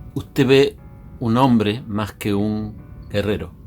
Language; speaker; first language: Spanish; native; Spanish